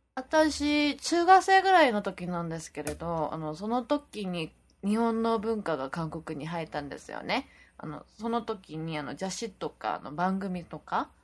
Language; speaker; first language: Japanese; non-native, fluent; Korean